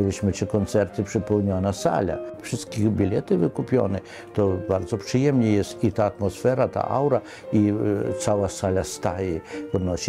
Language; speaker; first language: Polish; non-native, fluent; Ukrainian